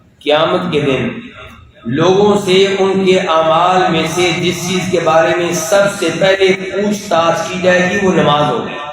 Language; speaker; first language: Urdu; non-native, local second language; Punjabi